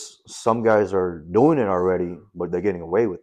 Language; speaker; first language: English; native; English